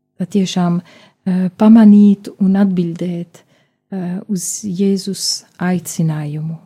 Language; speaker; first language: Latvian; non-native, fluent; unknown